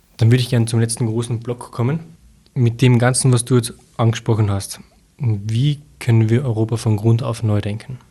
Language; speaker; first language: German; native; German